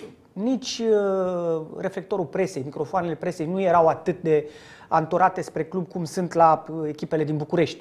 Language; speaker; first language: Romanian; native; Romanian